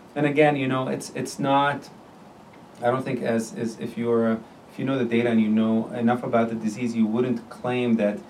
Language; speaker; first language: English; non-native, fluent; Arabic